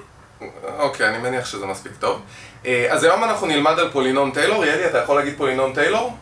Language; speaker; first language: Hebrew; native; Hebrew